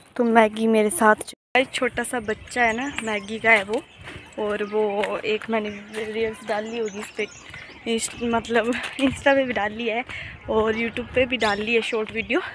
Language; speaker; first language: Hindi; native; Hindi